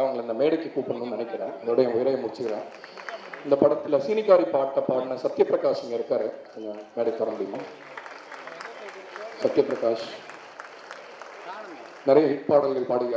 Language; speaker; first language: Tamil; native; Tamil